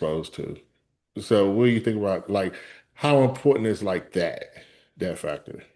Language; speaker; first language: English; native; English